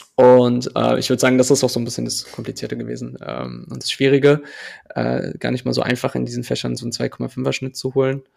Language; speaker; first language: German; early bilingual, other home language; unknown